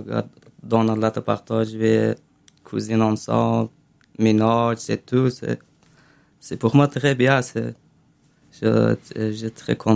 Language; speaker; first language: French; non-native, learner; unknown